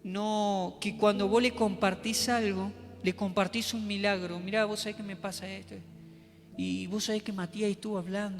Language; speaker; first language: Spanish; native; Spanish